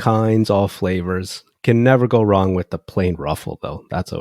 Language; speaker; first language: English; native; English